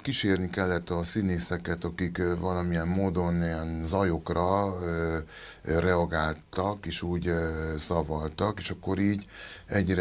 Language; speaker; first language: Hungarian; non-native, local second language; Spanish